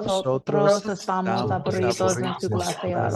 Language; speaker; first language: Spanish; non-native, learner; English